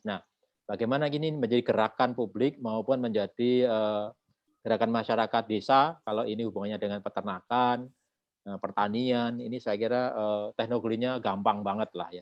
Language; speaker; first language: Indonesian; native; Indonesian